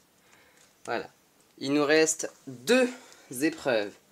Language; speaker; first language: French; native; French